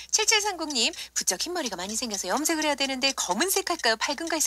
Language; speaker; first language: Korean; native; Korean